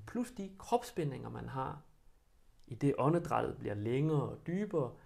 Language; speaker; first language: Danish; early bilingual, other home language; Bosnian